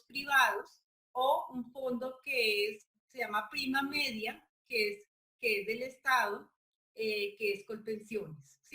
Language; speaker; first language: Spanish; native; Spanish